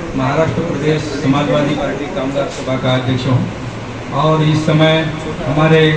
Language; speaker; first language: Hindi; non-native, local second language; Marathi